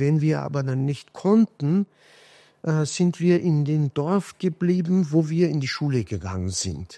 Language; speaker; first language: German; non-native, fluent; Kurdish